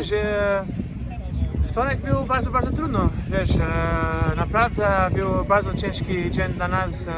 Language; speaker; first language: Polish; non-native, learner; Portuguese